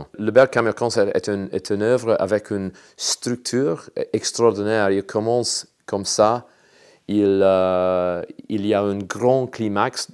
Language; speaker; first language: French; non-native, learner; English